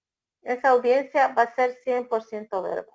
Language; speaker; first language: Spanish; native; Spanish